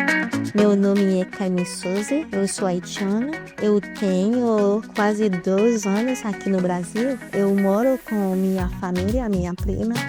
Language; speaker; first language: Portuguese; non-native, learner; Haitian Creole